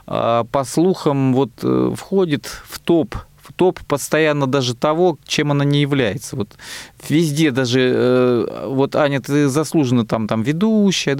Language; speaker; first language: Russian; native; Russian